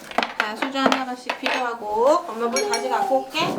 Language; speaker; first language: Korean; native; Korean